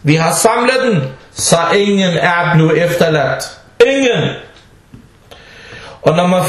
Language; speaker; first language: Danish; early bilingual, other home language; Arabic